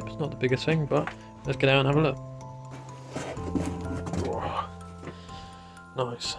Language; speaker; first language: English; native; English